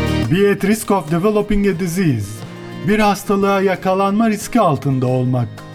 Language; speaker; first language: English; non-native, fluent; Turkish